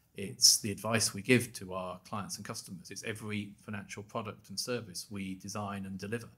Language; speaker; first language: English; native; English